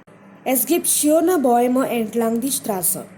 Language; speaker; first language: German; non-native, fluent; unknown